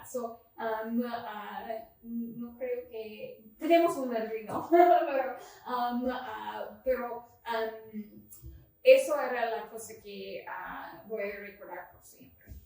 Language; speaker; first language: Spanish; non-native, learner; English